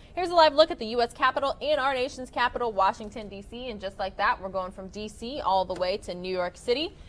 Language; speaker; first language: English; native; English